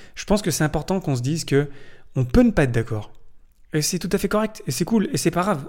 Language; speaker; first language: French; native; French